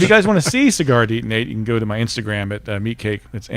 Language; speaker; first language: English; native; English